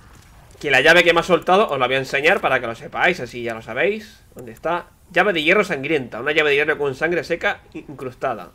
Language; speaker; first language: Spanish; native; Spanish